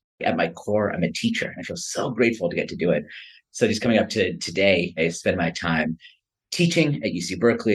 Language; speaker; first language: English; native; English